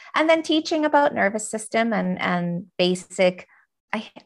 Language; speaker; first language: English; non-native, fluent; Finnish